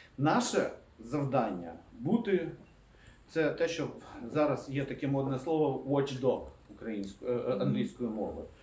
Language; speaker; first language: Ukrainian; non-native, local second language; Russian